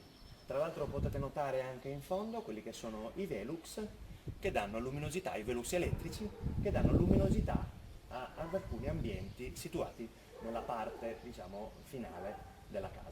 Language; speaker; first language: Italian; native; Italian